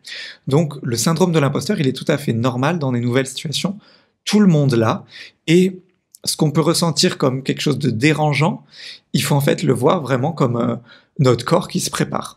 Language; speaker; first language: French; native; French